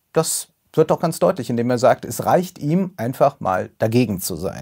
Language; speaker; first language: German; native; German